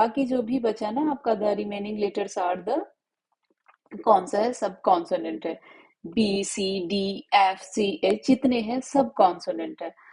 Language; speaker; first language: Hindi; native; Hindi